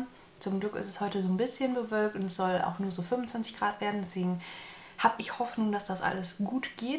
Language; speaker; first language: German; native; German